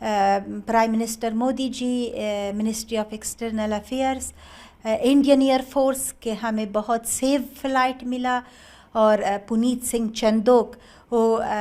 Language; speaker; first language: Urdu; non-native, learner; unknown